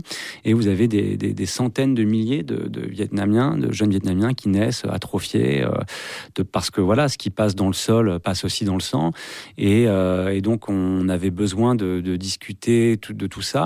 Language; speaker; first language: French; native; French